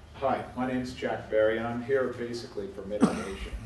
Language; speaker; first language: English; native; English